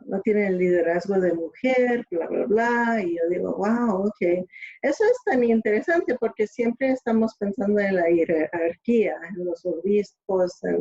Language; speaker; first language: Spanish; early bilingual, other home language; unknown